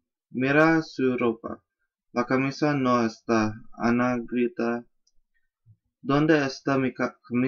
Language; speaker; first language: Spanish; non-native, learner; English